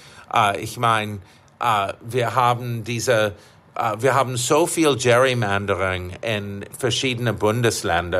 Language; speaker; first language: German; non-native, fluent; English